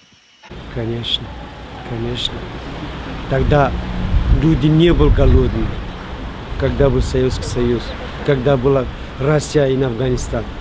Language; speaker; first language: Russian; non-native, learner; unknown